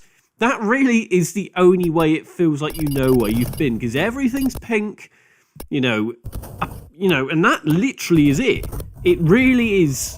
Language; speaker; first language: English; native; English